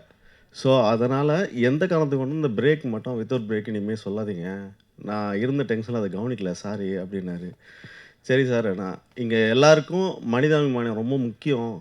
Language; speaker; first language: Tamil; native; Tamil